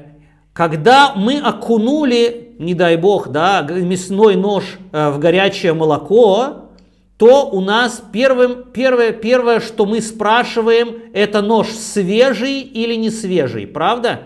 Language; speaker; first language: Russian; native; Russian